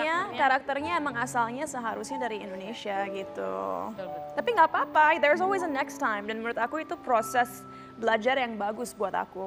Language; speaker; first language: Indonesian; early bilingual, heritage; Indonesian